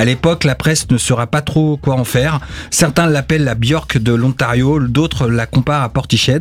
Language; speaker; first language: French; native; French